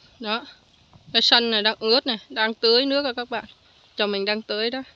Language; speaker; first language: Vietnamese; native; Vietnamese